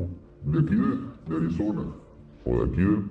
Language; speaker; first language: Spanish; native; Spanish